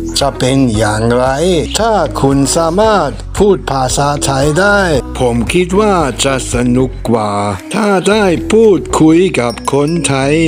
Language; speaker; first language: Thai; non-native, fluent; German